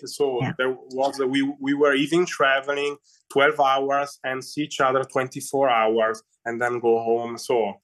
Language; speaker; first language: English; non-native, fluent; Italian